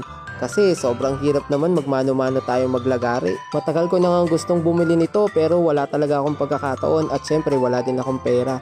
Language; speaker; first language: Filipino; native; Filipino